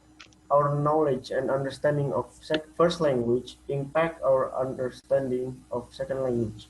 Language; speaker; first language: English; non-native, learner; Indonesian